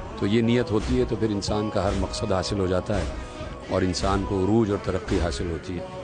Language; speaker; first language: Urdu; native; Urdu